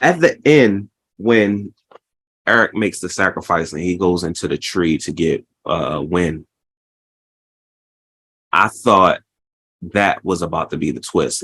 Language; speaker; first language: English; native; English